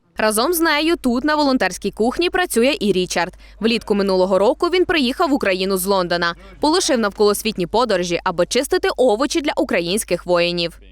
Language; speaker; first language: Ukrainian; native; Ukrainian